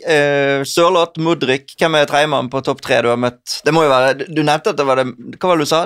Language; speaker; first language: Norwegian; native; Norwegian